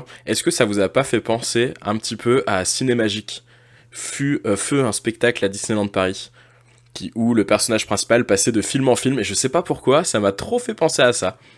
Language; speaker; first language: French; native; French